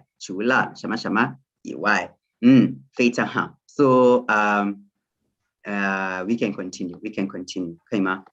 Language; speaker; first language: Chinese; non-native, fluent; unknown